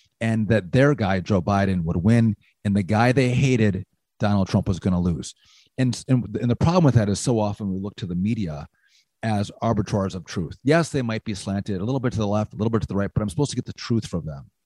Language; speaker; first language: English; native; English